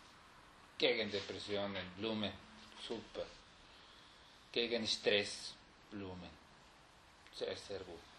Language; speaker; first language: German; non-native, fluent; Spanish